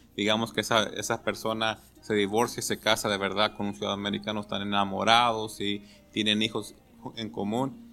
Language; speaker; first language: Spanish; early bilingual, heritage; Spanish